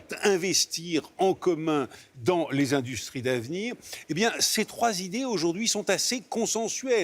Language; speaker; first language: French; native; French